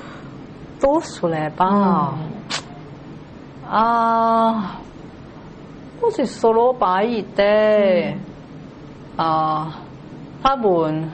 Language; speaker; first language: Japanese; non-native, learner; Cantonese